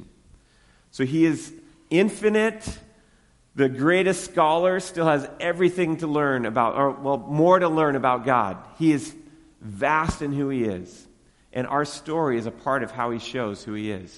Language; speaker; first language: English; native; English